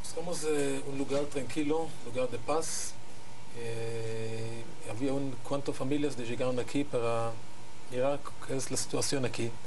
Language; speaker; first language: Spanish; non-native, learner; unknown